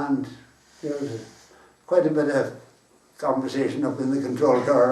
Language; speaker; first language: English; native; English